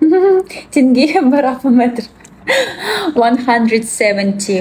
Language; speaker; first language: Indonesian; non-native, learner; Russian